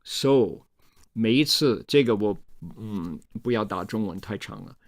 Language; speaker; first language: Chinese; non-native, fluent; English